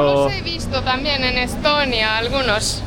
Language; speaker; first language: Spanish; non-native, fluent; Estonian